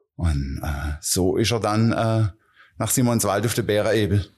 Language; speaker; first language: German; non-native, local second language; Dutch